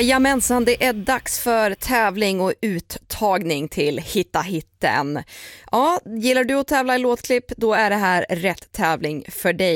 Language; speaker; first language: Swedish; native; Swedish